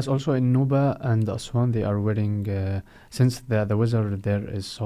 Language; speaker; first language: English; non-native, fluent; Arabic